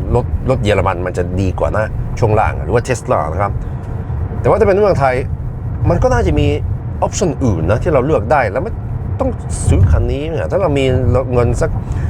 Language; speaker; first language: Thai; non-native, fluent; Norwegian